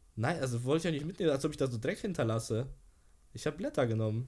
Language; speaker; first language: German; early bilingual, other home language; Polish